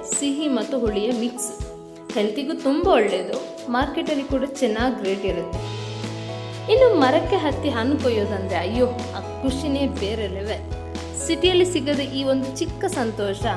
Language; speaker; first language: Kannada; non-native, local second language; Tulu